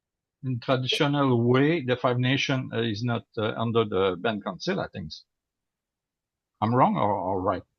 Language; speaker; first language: English; non-native, learner; French